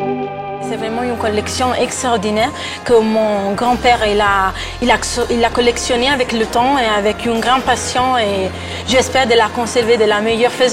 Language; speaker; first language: French; non-native, fluent; Italian